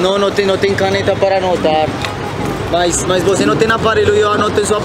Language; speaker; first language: Portuguese; non-native, learner; Spanish